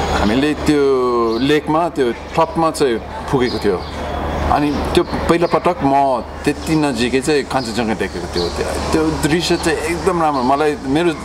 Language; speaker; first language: Nepali; non-native, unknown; English